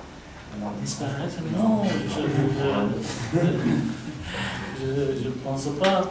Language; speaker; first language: French; non-native, fluent; Arabic